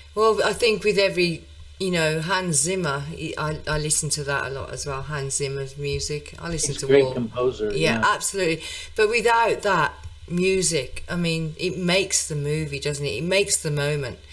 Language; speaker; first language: English; native; English